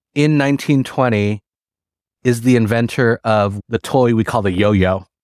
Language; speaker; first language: English; early bilingual, other home language; Filipino